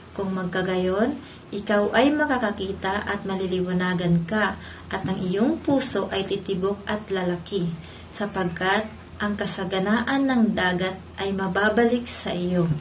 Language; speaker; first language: Filipino; non-native, local second language; Cebuano